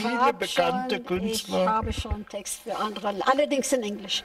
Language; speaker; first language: German; non-native, fluent; English